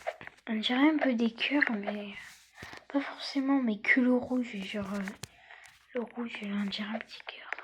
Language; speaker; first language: French; native; French